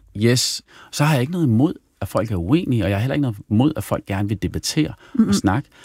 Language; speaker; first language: Danish; early bilingual, other home language; Arabic